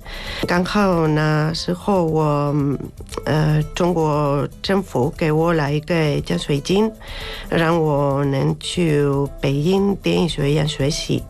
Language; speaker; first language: Chinese; non-native, learner; Spanish